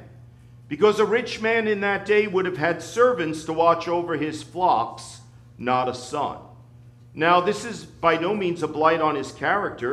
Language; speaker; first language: English; native; English